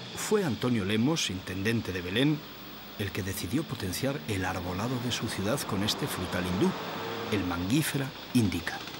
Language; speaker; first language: Spanish; native; Spanish